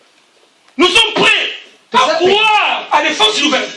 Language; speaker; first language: French; non-native, local second language; Lingala